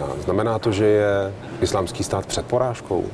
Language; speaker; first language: Czech; native; Czech